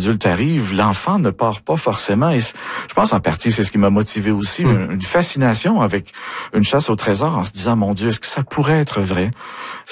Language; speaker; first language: French; native; French